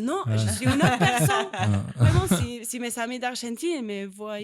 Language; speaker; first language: French; non-native, learner; Spanish